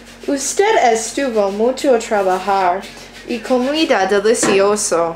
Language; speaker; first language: Spanish; non-native, learner; English